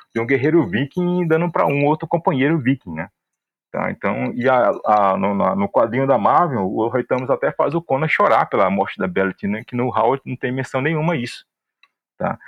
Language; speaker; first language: Portuguese; native; Portuguese